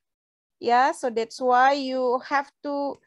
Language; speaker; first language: English; non-native, fluent; Indonesian